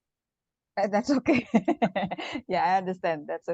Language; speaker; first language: English; non-native, learner; Indonesian